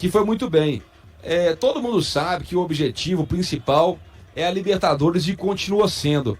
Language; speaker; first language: Portuguese; native; Portuguese